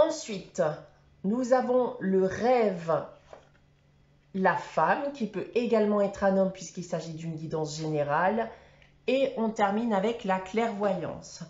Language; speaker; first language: French; native; French